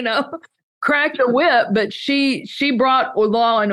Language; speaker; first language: English; native; English